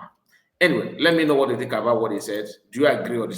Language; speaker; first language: English; non-native, local second language; Igbo